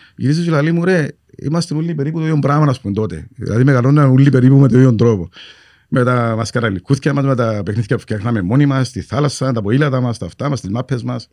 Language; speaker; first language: Greek; native; Greek